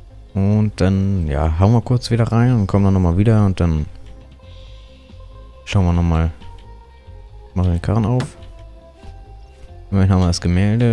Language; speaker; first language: German; native; German